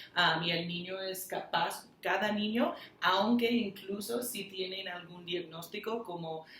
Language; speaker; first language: Spanish; non-native, fluent; English